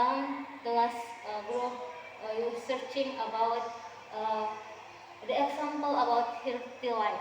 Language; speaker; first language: English; non-native, learner; Indonesian